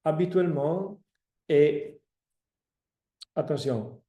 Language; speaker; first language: French; non-native, fluent; Italian